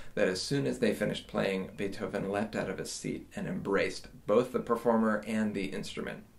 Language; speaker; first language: English; native; English